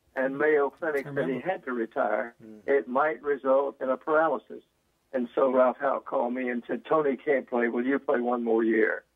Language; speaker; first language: English; native; English